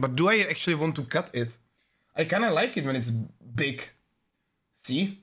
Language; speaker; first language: English; non-native, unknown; Czech